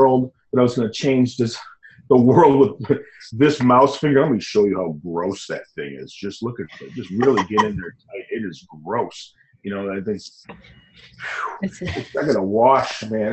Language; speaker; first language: English; native; English